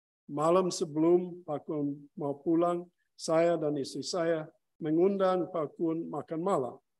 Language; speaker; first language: Indonesian; non-native, fluent; English